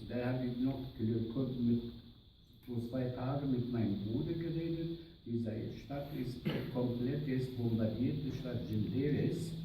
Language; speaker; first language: German; non-native, learner; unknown